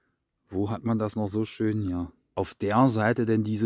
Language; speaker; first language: German; native; German